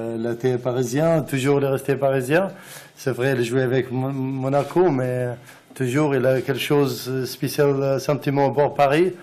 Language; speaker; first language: French; non-native, learner; Arabic